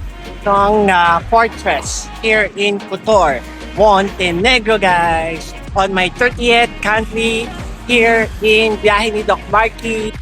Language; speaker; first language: English; non-native, local second language; Filipino